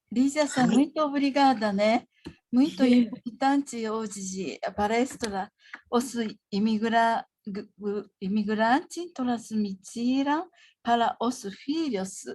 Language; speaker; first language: Portuguese; non-native, learner; Japanese